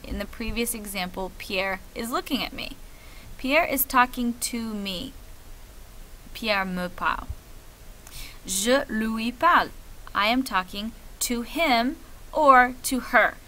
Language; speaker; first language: English; native; English